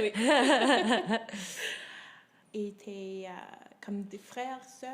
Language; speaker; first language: French; non-native, local second language; English